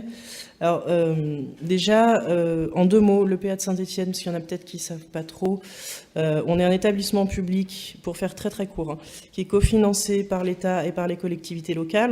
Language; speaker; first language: French; native; French